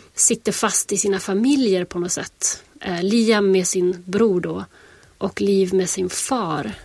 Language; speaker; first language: Swedish; native; Swedish